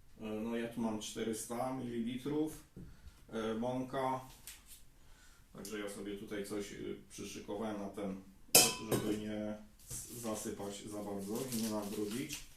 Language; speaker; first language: Polish; native; Polish